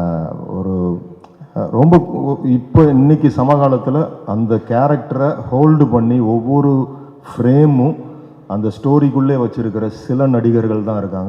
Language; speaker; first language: Tamil; native; Tamil